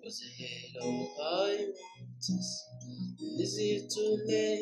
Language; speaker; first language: English; non-native, local second language; Igbo